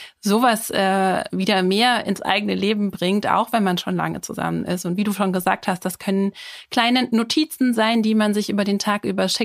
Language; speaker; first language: German; native; German